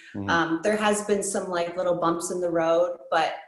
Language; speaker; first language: English; native; English